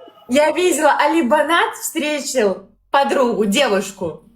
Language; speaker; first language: Russian; native; Russian